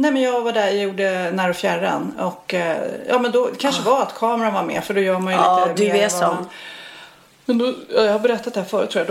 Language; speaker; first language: Swedish; native; Swedish